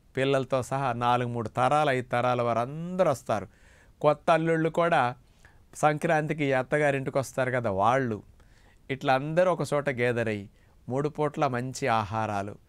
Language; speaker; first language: Telugu; native; Telugu